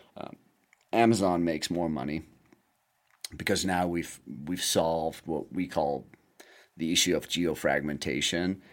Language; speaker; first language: English; non-native, fluent; German